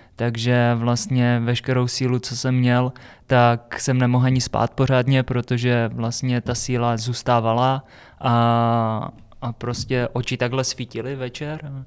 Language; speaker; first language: Czech; native; Czech